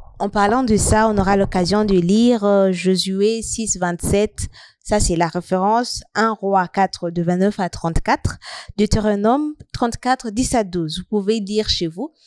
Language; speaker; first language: French; non-native, local second language; Rundi